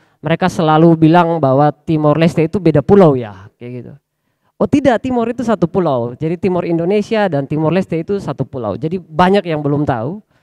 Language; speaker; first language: Indonesian; native; Indonesian